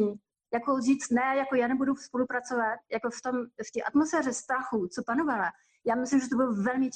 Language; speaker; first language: Czech; non-native, fluent; French